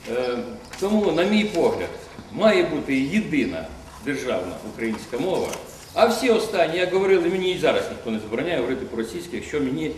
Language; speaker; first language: Ukrainian; non-native, local second language; Russian